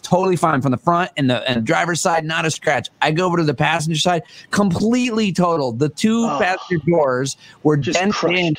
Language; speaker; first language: English; native; English